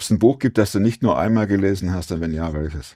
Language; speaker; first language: German; native; German